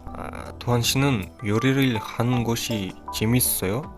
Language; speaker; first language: Korean; non-native, fluent; Kyrgyz